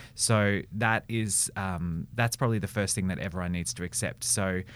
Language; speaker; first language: English; native; English